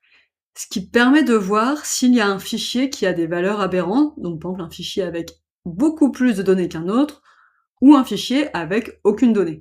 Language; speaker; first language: French; native; French